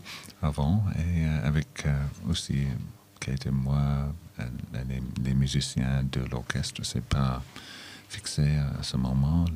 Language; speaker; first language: French; non-native, learner; English